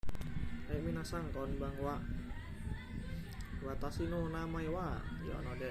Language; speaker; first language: Japanese; non-native, learner; Indonesian